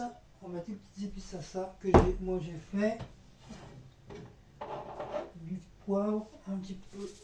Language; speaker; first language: French; native; French